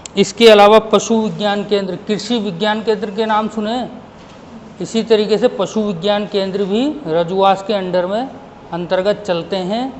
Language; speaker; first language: Hindi; native; Hindi